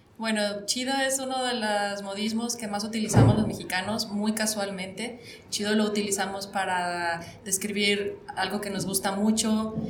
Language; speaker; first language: Spanish; native; Spanish